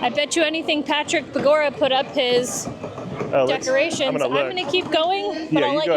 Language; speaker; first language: English; native; English